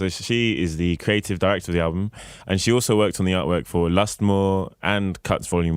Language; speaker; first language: English; native; English